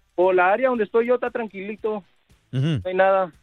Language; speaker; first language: Spanish; early bilingual, heritage; Spanish